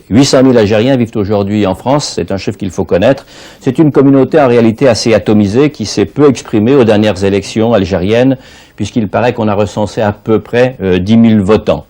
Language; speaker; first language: French; native; French